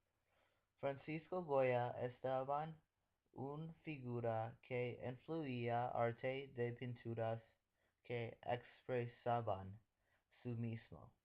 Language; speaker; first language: Spanish; non-native, learner; English